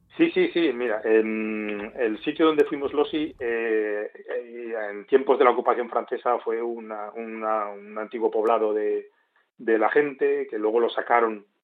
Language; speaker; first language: Spanish; native; Spanish